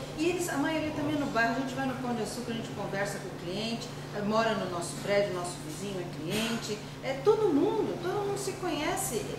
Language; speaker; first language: Portuguese; early bilingual, other home language; Spanish